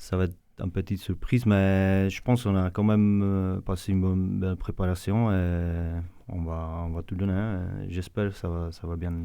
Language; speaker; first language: French; non-native, fluent; Czech